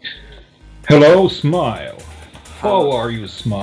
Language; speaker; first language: English; non-native, fluent; Croatian